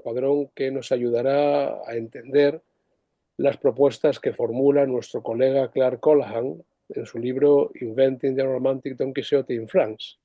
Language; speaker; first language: Spanish; native; Spanish